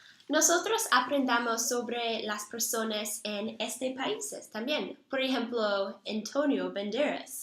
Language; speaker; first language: Spanish; non-native, learner; English